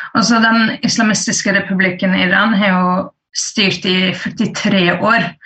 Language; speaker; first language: Norwegian; early bilingual, other home language; Kurdish